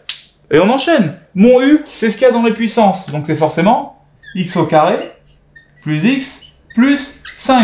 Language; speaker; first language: French; native; French